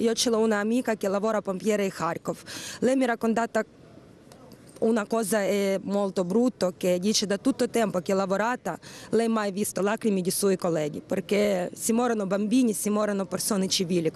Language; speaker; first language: Italian; non-native, learner; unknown